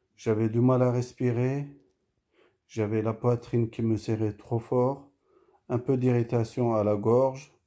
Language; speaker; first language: French; early bilingual, other home language; Turkish